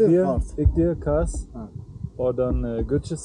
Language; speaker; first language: Turkish; non-native, learner; German